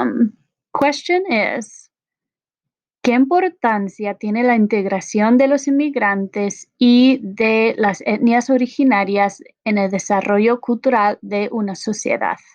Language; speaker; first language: Spanish; non-native, fluent; English